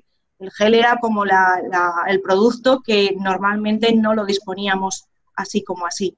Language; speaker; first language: Spanish; native; Spanish